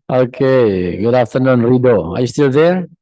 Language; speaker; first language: English; non-native, fluent; Indonesian